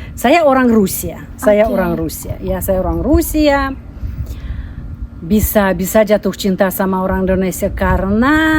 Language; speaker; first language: Indonesian; non-native, fluent; Russian